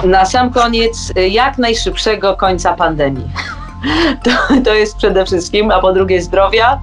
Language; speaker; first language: Polish; native; Polish